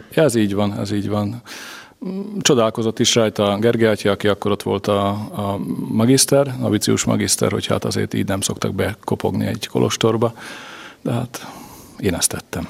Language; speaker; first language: Hungarian; native; Hungarian